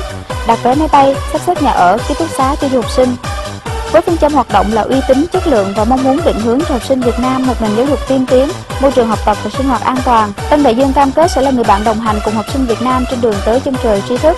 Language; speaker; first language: Vietnamese; native; Vietnamese